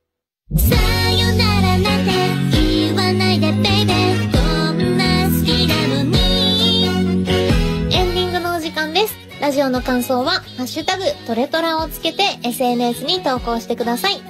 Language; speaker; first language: Japanese; native; Japanese